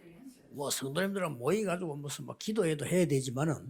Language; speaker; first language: Korean; native; Korean